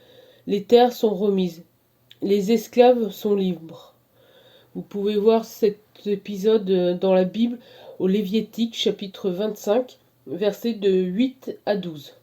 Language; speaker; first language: French; native; French